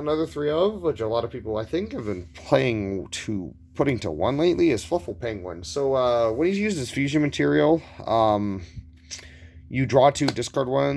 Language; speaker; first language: English; native; English